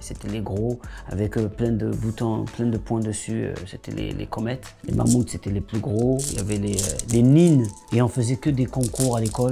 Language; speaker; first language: French; native; French